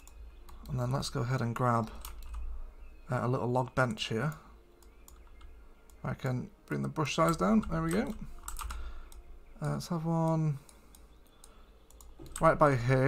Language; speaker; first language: English; native; English